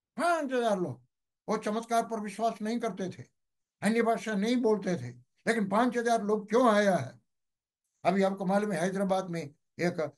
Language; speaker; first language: Hindi; non-native, local second language; Malayalam